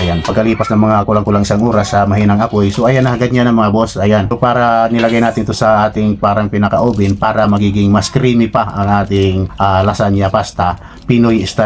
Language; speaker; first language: Filipino; native; Filipino